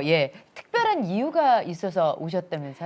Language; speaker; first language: Korean; native; Korean